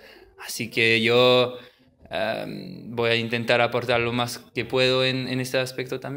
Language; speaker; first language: Spanish; early bilingual, heritage; French